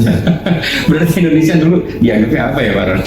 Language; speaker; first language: Indonesian; native; Indonesian